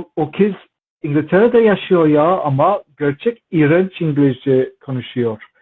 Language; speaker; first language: Turkish; non-native, learner; English